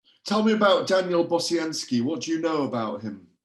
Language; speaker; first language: English; native; English